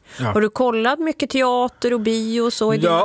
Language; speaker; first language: Swedish; native; Swedish